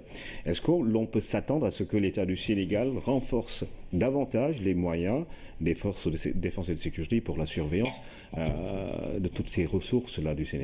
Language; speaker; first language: French; non-native, local second language; Wolof